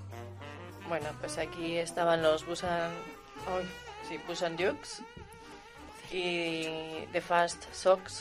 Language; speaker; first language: Spanish; native; Spanish